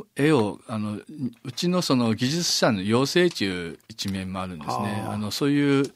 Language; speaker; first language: Japanese; native; Japanese